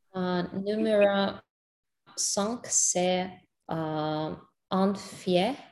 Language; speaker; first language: French; non-native, learner; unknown